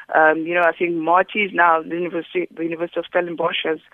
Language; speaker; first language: English; non-native, local second language; Xhosa